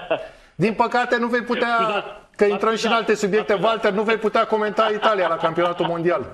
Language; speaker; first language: Romanian; native; Romanian